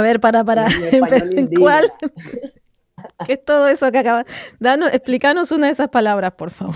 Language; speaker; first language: Spanish; native; Spanish